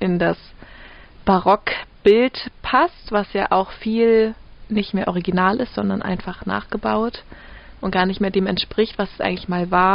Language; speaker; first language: German; native; German